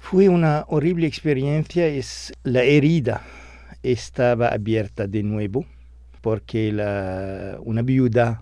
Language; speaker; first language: Spanish; non-native, fluent; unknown